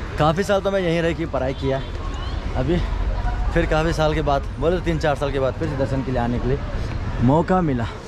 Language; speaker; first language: Hindi; non-native, fluent; Nepali